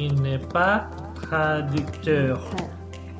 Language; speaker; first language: French; non-native, fluent; Spanish